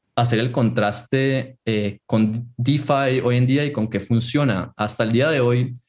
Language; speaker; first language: Spanish; native; Spanish